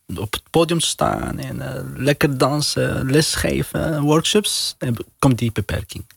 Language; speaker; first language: Dutch; non-native, learner; Arabic